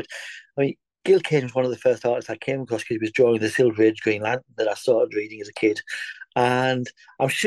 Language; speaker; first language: English; native; English